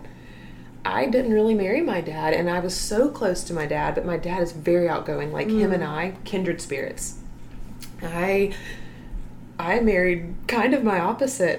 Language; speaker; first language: English; native; English